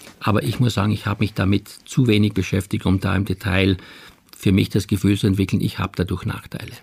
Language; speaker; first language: German; native; German